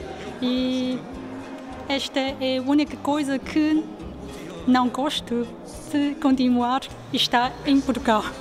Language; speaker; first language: Portuguese; non-native, local second language; Chinese